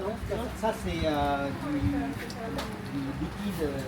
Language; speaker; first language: French; non-native, fluent; Thai